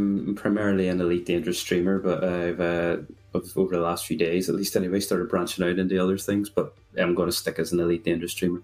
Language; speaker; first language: English; native; English